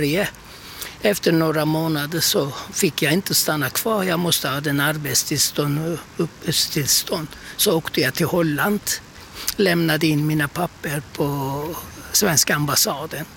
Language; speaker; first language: Swedish; non-native, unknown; Turkish